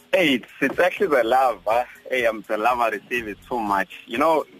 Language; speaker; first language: English; non-native, local second language; Zulu